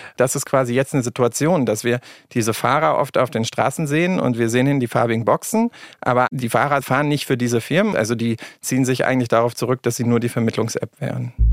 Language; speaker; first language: German; native; German